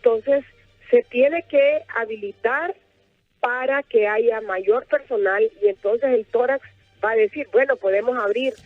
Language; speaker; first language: Spanish; native; Spanish